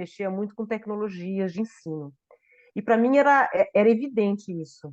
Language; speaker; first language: Portuguese; native; Portuguese